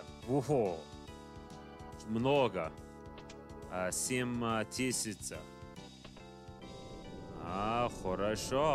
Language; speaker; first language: Russian; non-native, learner; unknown